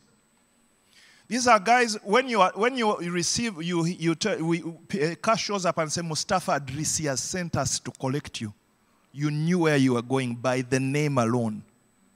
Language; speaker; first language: English; non-native, local second language; Ganda